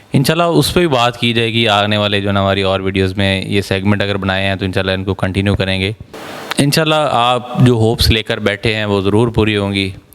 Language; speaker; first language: Urdu; non-native, local second language; Punjabi